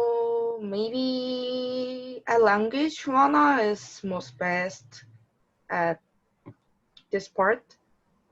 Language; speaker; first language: English; non-native, learner; Korean